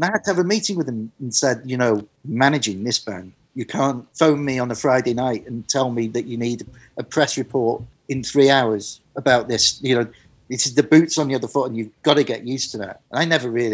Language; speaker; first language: English; native; English